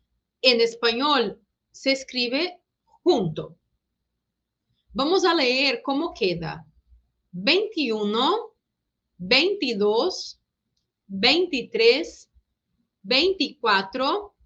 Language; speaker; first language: Spanish; non-native, fluent; Portuguese